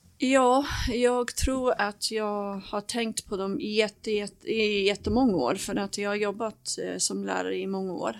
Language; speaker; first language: Swedish; non-native, fluent; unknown